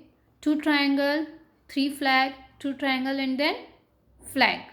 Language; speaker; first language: English; non-native, local second language; Hindi